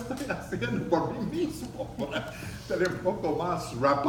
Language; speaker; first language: Spanish; non-native, learner; English